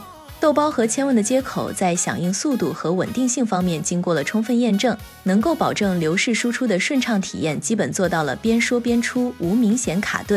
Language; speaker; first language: Chinese; native; Chinese